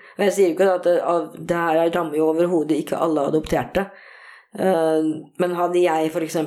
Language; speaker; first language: Norwegian; early bilingual, other home language; Korean